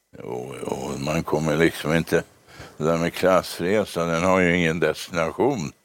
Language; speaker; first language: Swedish; native; Swedish